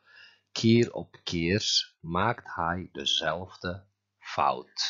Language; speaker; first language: Dutch; non-native, fluent; Turkish